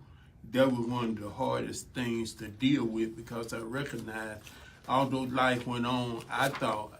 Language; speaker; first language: English; native; English